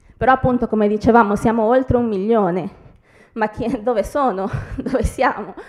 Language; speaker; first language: Italian; early bilingual, other home language; Spanish